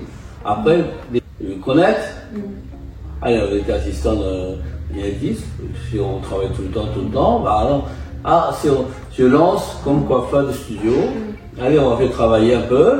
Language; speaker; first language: French; non-native, fluent; Japanese